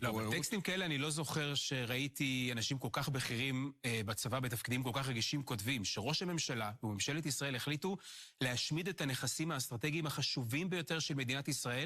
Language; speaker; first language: Hebrew; native; Hebrew